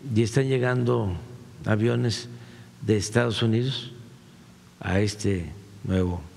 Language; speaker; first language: Spanish; native; Spanish